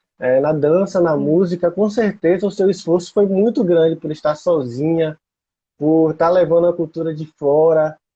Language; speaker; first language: Portuguese; native; Portuguese